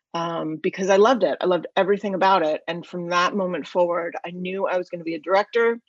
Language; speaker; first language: English; native; English